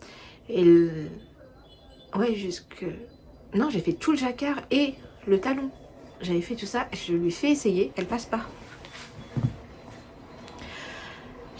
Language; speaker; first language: French; native; French